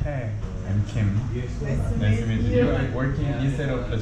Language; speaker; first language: English; non-native, learner; Korean